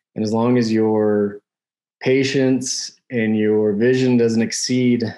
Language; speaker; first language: English; native; English